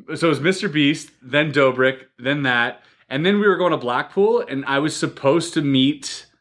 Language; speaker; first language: English; native; English